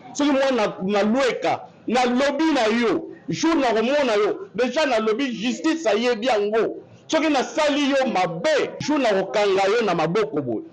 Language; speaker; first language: Lingala; non-native, local second language; Kituba (Democratic Republic of Congo)